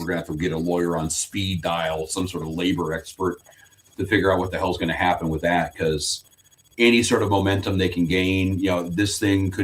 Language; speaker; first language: English; native; English